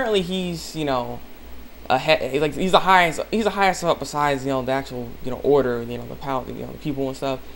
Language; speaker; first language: English; native; English